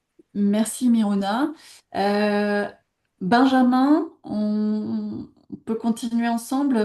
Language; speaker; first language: French; native; French